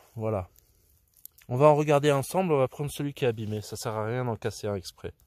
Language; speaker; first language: French; native; French